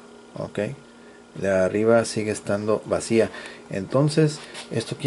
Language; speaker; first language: Spanish; native; Spanish